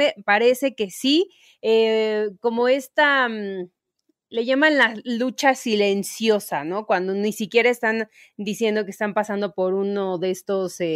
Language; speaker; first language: Spanish; native; Spanish